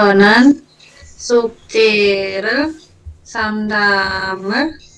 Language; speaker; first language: Korean; non-native, learner; Indonesian